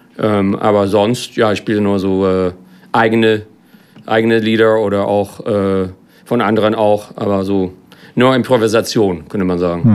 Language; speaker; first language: German; non-native, fluent; English